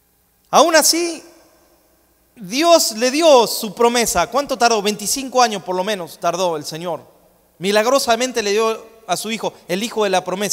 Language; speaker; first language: Spanish; native; Spanish